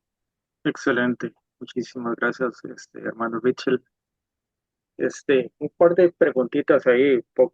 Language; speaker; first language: Spanish; native; Spanish